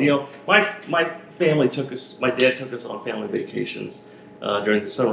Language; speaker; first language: English; native; English